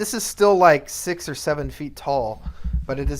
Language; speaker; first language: English; native; English